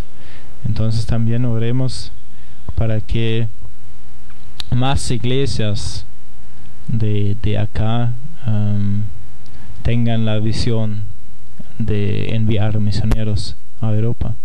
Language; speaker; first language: Spanish; non-native, fluent; German